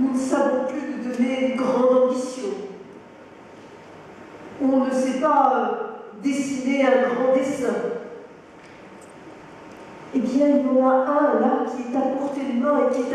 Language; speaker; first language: French; native; French